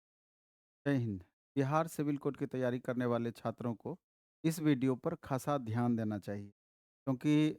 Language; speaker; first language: Hindi; native; Hindi